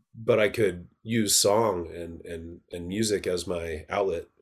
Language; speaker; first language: English; native; English